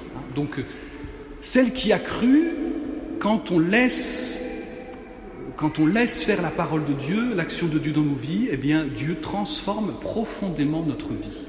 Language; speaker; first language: French; native; French